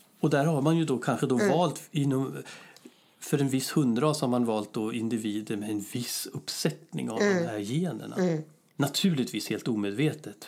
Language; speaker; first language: Swedish; native; Swedish